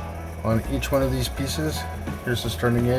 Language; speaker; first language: English; native; English